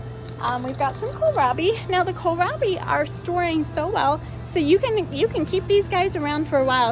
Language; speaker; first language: English; native; English